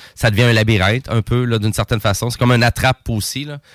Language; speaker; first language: French; native; French